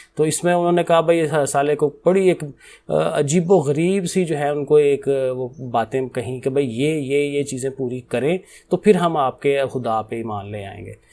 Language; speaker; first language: Urdu; non-native, local second language; Punjabi